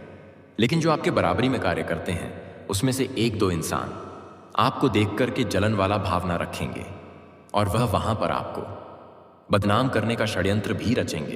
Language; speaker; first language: Hindi; native; Hindi